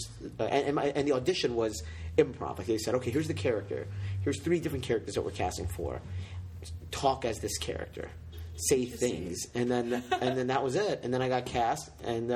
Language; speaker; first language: English; native; English